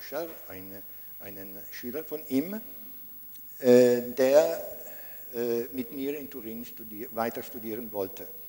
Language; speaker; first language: German; non-native, fluent; Italian